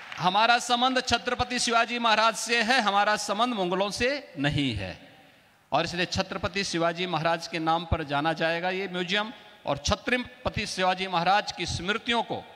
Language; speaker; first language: Hindi; native; Hindi